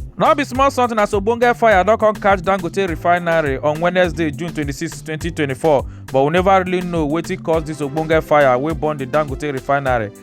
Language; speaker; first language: Nigerian Pidgin; native; Nigerian Pidgin